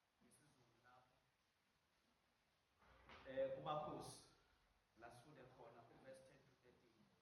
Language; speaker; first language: Zulu; non-native, local second language; Xhosa